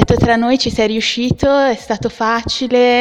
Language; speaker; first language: Italian; native; Italian